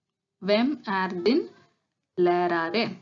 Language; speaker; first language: Swedish; non-native, learner; Tamil